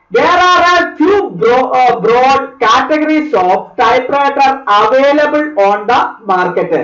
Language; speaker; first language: English; non-native, local second language; Malayalam